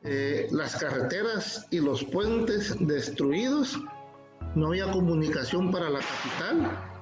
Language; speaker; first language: Spanish; native; Spanish